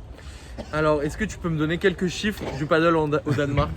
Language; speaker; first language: French; native; French